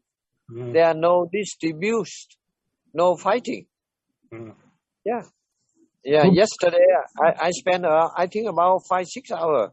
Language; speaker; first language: English; non-native, learner; Vietnamese